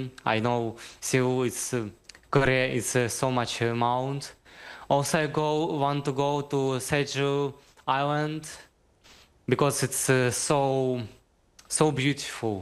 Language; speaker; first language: English; non-native, learner; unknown